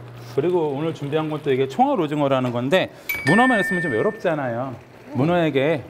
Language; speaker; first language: Korean; native; Korean